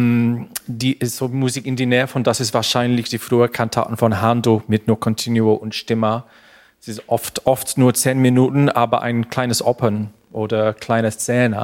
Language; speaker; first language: German; non-native, learner; English